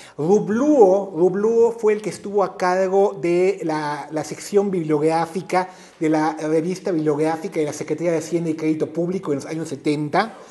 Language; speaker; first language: Spanish; native; Spanish